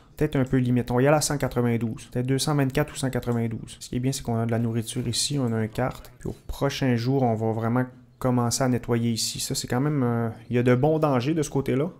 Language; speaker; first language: French; native; French